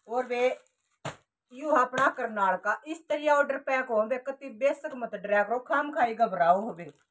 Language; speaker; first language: Hindi; native; Hindi